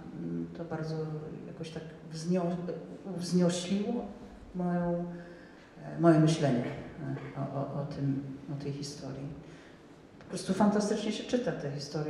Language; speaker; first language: Polish; non-native, fluent; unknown